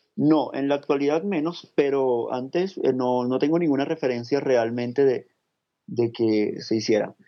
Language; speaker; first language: Spanish; native; Spanish